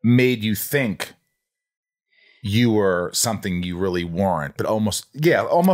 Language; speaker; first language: English; native; English